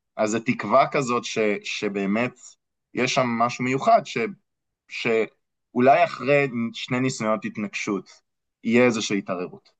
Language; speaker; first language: Hebrew; non-native, fluent; English